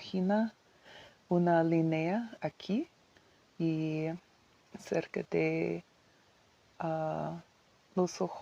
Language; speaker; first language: Spanish; non-native, learner; English